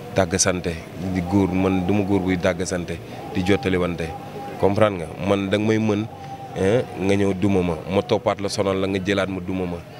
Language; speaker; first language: Wolof; non-native, local second language; Fula